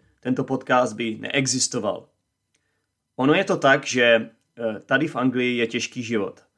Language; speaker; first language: Czech; native; Czech